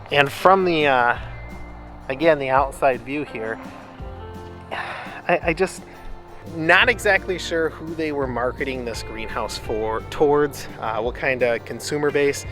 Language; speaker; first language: English; native; English